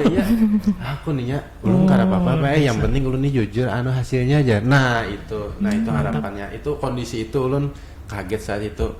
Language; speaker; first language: Indonesian; non-native, local second language; Banjar